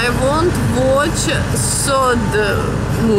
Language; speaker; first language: English; non-native, learner; Russian